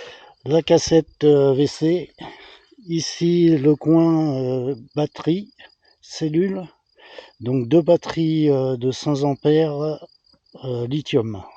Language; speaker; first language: French; native; French